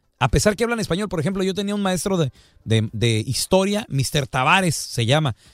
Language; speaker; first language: Spanish; native; Spanish